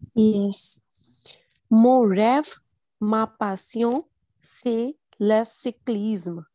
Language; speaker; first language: French; non-native, learner; Punjabi